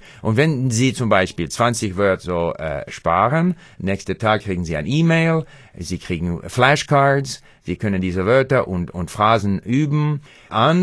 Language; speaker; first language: German; non-native, learner; English